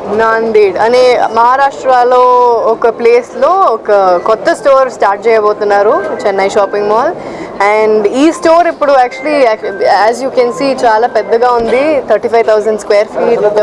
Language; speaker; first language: Telugu; non-native, fluent; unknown